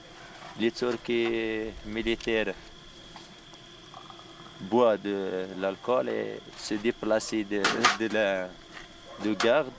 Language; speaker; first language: French; non-native, local second language; Arabic